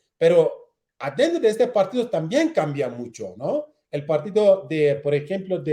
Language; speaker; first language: Spanish; non-native, learner; Kurdish